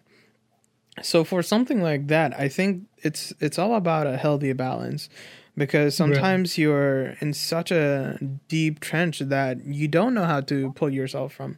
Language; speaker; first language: English; non-native, local second language; Nepali